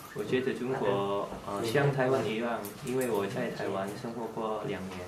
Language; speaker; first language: Chinese; non-native, learner; Indonesian